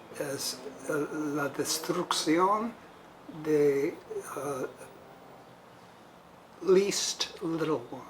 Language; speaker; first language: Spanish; non-native, fluent; English